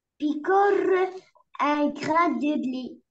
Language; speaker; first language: French; non-native, learner; Arabic